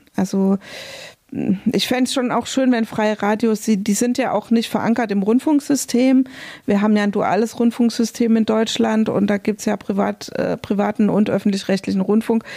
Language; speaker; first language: German; native; German